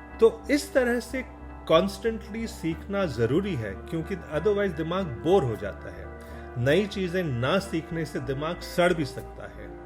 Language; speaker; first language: Hindi; non-native, local second language; Tamil